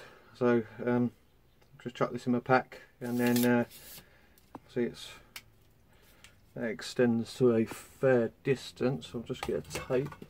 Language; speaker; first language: English; native; English